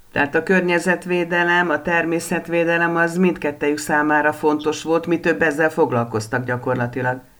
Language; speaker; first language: Hungarian; native; Hungarian